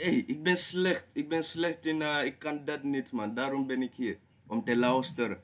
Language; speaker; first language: Dutch; non-native, fluent; English